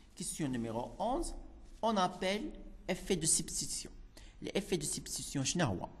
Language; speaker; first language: French; non-native, local second language; Arabic